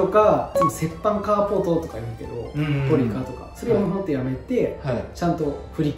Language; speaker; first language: Japanese; native; Japanese